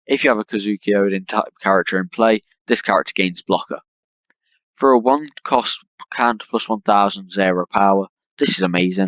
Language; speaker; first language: English; native; English